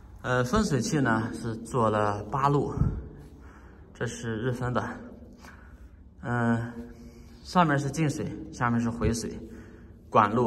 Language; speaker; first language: Chinese; native; Chinese